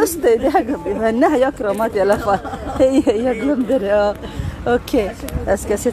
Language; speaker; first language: Swedish; non-native, learner; Tigrinya